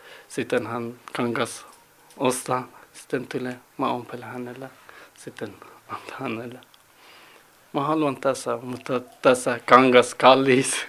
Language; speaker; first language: Finnish; non-native, learner; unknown